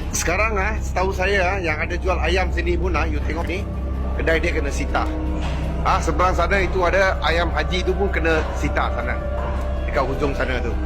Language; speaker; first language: Malay; non-native, local second language; Chinese